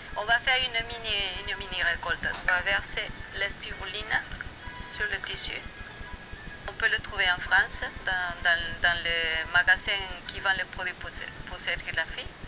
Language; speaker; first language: French; non-native, fluent; Spanish